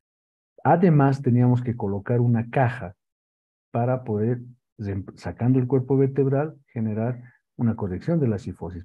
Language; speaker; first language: Spanish; native; Spanish